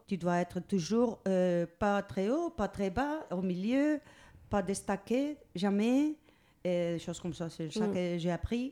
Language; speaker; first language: French; non-native, learner; Spanish